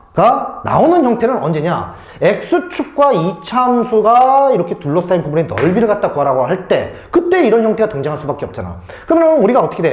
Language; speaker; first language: Korean; native; Korean